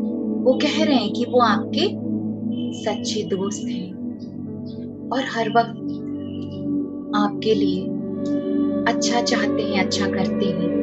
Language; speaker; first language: Hindi; native; Hindi